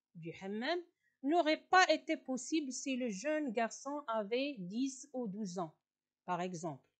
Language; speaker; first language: French; non-native, local second language; Arabic